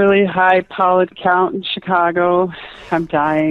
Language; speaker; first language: English; native; English